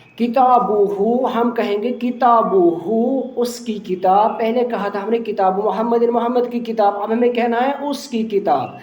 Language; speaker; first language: Urdu; non-native, local second language; Punjabi